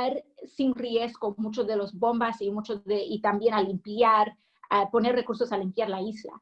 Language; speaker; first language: Spanish; early bilingual, heritage; English